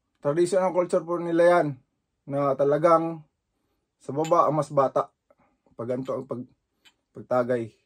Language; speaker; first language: Filipino; native; Filipino